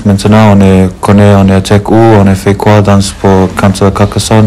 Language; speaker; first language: French; non-native, learner; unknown